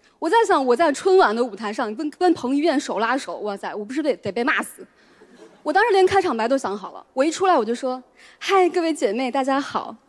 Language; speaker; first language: Chinese; native; Chinese